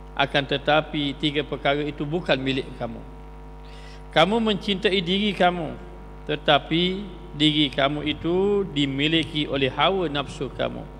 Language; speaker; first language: Malay; native; Malay